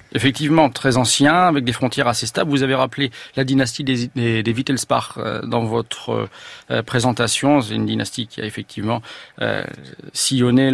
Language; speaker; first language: French; native; French